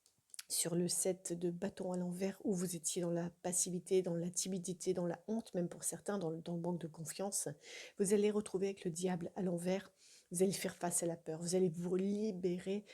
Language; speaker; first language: French; native; French